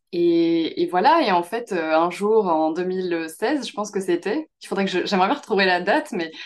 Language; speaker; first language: French; native; French